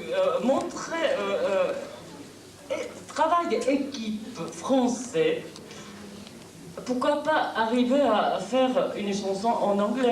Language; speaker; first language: French; non-native, fluent; Japanese